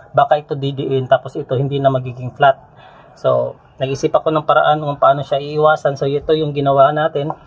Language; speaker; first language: Filipino; native; Filipino